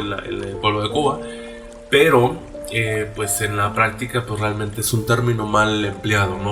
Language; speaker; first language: Spanish; native; Spanish